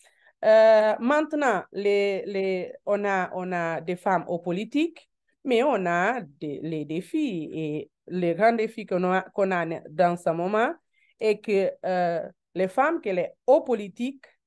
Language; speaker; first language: French; non-native, learner; Portuguese